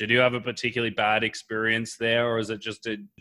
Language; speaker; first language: English; native; English